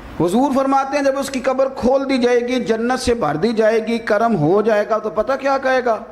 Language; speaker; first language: Urdu; non-native, local second language; Punjabi